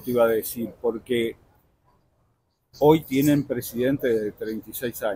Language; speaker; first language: Spanish; native; Spanish